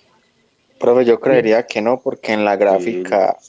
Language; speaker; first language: Spanish; native; Spanish